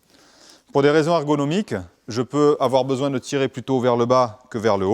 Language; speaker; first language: French; native; French